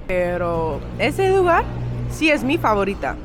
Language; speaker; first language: Spanish; non-native, learner; English